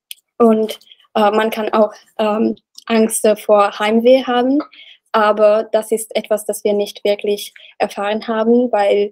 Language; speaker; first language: German; non-native, learner; Italian